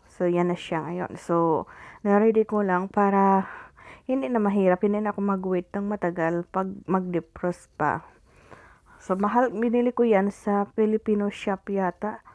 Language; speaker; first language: Filipino; non-native, local second language; Cebuano